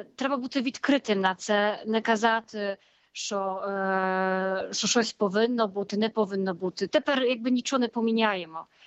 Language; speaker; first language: Ukrainian; early bilingual, heritage; Polish